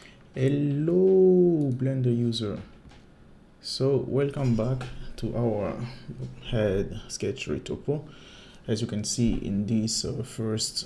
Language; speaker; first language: English; non-native, fluent; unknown